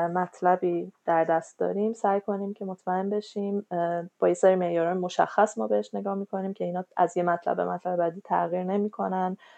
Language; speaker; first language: Persian; native; Persian